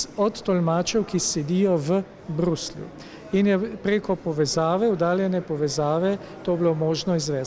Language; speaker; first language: Slovenian; native; Slovenian